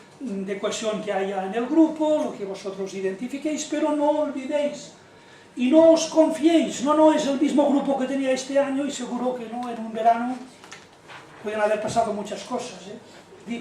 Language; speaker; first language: Spanish; native; Spanish